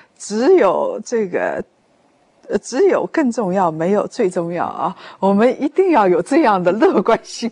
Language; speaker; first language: Chinese; native; Chinese